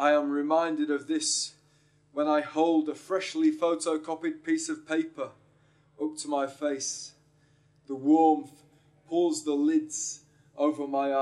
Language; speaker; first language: English; native; English